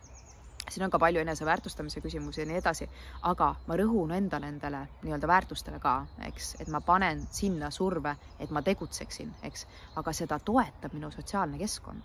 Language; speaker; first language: Estonian; native; Estonian